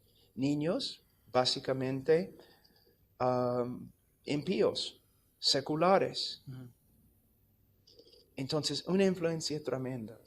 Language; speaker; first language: Spanish; non-native, fluent; English